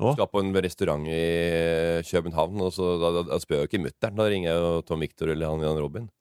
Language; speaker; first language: Norwegian; native; Norwegian